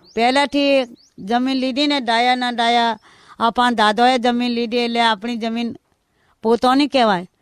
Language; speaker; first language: Gujarati; non-native, local second language; Bhili